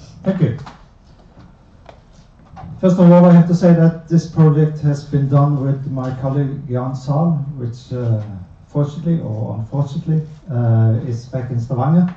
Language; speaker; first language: English; non-native, fluent; Norwegian